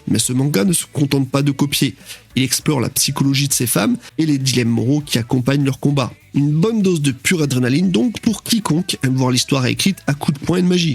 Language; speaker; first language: French; native; French